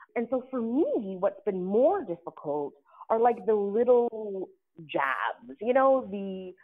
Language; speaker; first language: English; native; English